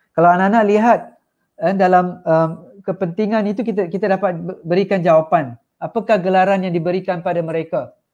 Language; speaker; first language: Malay; non-native, local second language; Tamil